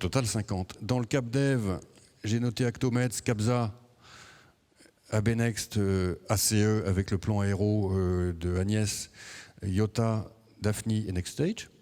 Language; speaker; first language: French; native; French